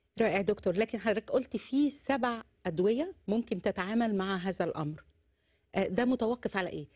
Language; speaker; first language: Arabic; native; Arabic